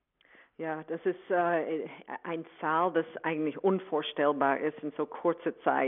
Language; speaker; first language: German; non-native, fluent; English